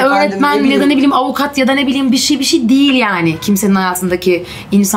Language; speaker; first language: Turkish; native; Turkish